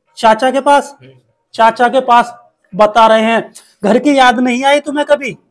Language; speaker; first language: Hindi; native; Hindi